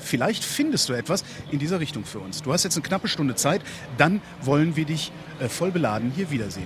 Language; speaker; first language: German; native; German